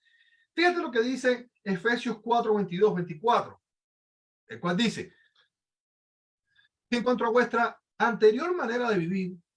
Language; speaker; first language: Spanish; native; Spanish